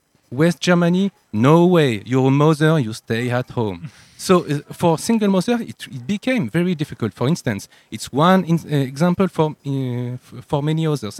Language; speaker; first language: English; non-native, learner; French